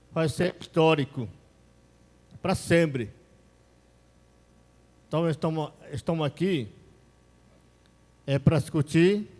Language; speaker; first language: Portuguese; non-native, local second language; Yanomámi